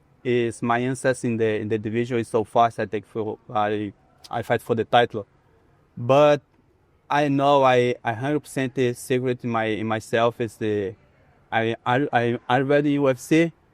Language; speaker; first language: English; non-native, learner; Portuguese